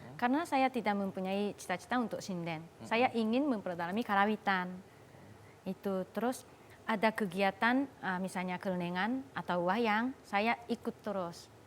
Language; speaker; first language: Indonesian; non-native, fluent; Japanese